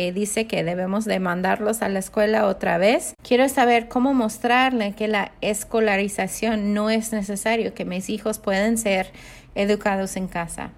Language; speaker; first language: Spanish; non-native, fluent; English